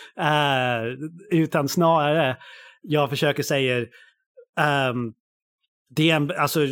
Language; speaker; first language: Swedish; non-native, fluent; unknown